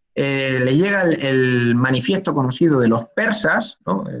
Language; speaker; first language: Spanish; native; Spanish